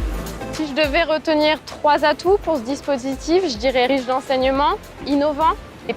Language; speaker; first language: French; native; French